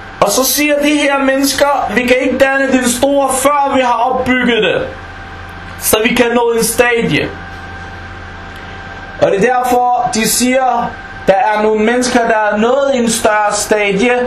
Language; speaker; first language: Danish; non-native, fluent; Arabic